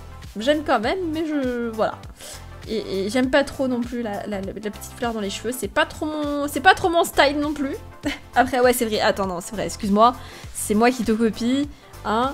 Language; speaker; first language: French; native; French